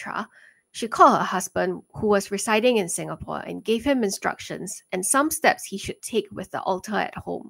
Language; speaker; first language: English; early bilingual, other home language; Chinese